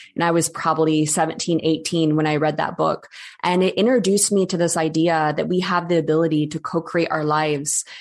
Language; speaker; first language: English; native; English